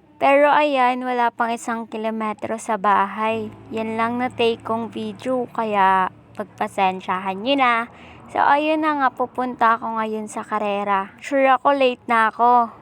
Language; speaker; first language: Filipino; non-native, local second language; Bikol